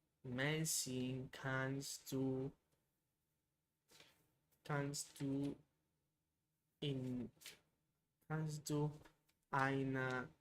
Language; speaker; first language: German; non-native, learner; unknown